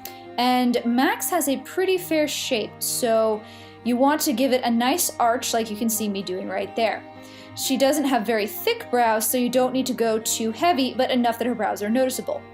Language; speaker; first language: English; native; English